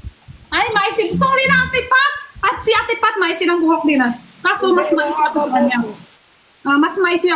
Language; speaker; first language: Filipino; non-native, learner; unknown